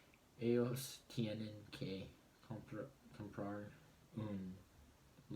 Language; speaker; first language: Spanish; non-native, learner; English